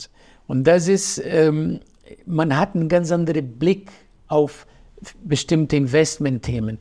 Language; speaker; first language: German; non-native, fluent; Portuguese